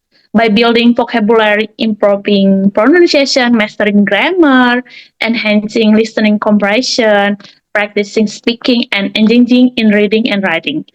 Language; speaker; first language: English; non-native, learner; Indonesian